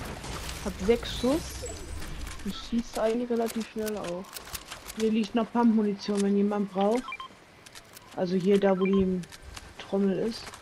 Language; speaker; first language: German; native; German